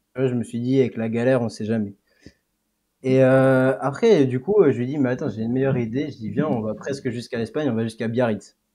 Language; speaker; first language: French; native; French